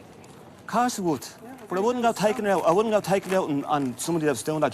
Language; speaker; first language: English; native; English